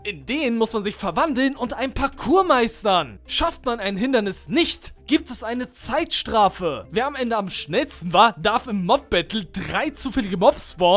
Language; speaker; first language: German; native; German